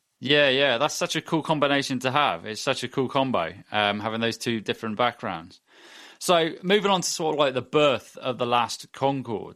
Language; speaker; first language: English; native; English